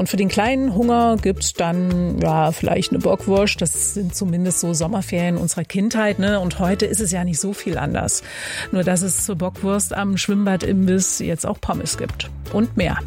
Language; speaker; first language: German; native; German